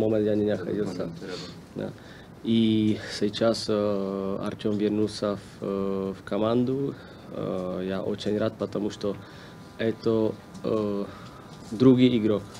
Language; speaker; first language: Russian; non-native, learner; Slovak